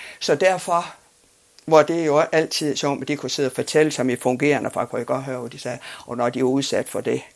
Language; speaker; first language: Danish; native; Danish